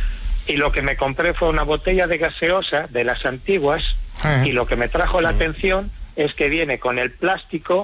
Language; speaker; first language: Spanish; early bilingual, other home language; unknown